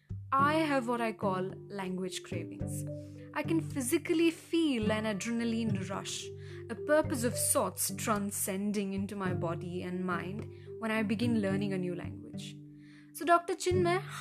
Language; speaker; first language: English; non-native, local second language; Odia